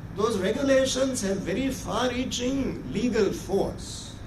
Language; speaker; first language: English; non-native, local second language; Sinhala